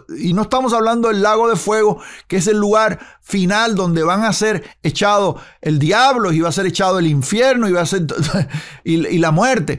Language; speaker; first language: Spanish; native; Spanish